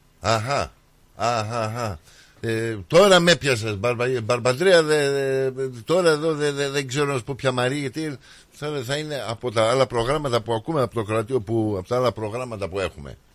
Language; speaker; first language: Greek; early bilingual, heritage; Greek